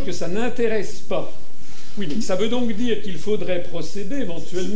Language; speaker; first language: French; native; French